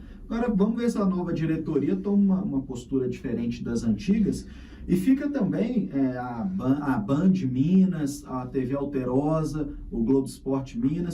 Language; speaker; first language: Portuguese; native; Portuguese